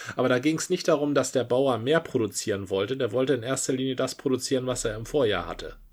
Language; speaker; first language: German; native; German